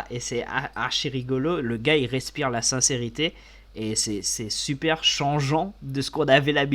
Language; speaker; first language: French; native; French